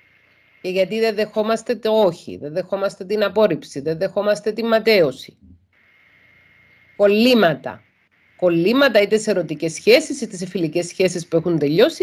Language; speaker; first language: Greek; native; Greek